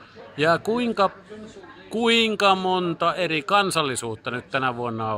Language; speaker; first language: Finnish; native; Finnish